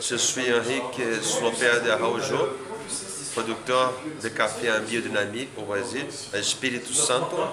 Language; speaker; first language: French; non-native, learner; Portuguese